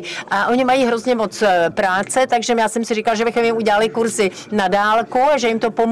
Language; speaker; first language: Czech; native; Czech